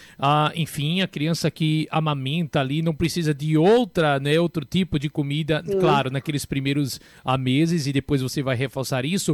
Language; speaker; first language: Portuguese; native; Portuguese